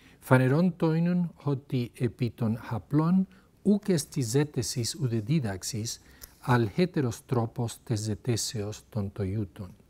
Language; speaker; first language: Greek; non-native, fluent; Spanish